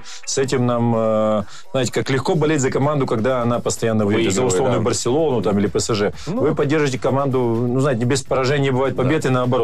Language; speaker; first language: Russian; native; Russian